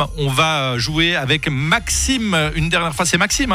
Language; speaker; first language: French; native; French